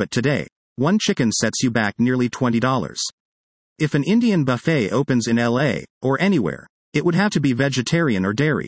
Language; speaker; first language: English; early bilingual, other home language; Persian